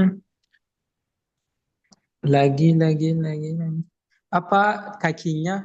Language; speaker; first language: Indonesian; non-native, learner; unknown